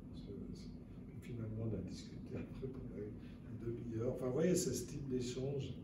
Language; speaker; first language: French; native; French